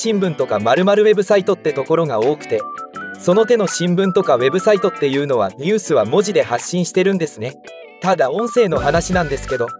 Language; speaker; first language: Japanese; native; Japanese